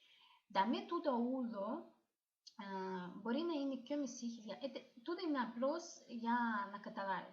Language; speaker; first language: Greek; non-native, fluent; Ukrainian